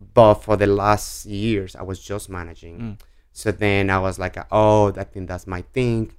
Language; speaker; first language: English; non-native, learner; Spanish